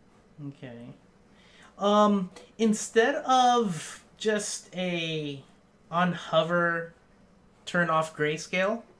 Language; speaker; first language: English; native; English